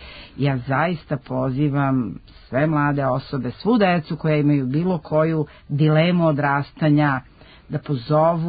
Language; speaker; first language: Serbian; native; Serbian